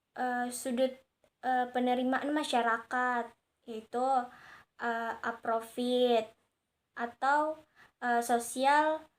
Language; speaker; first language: Indonesian; native; Indonesian